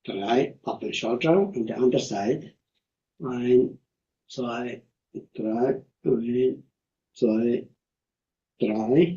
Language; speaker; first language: German; non-native, fluent; Tibetan